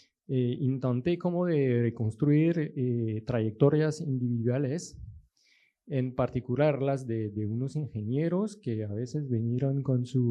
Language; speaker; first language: Spanish; non-native, fluent; French